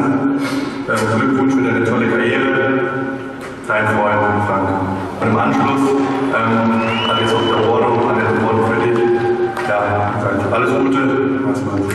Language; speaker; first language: German; native; German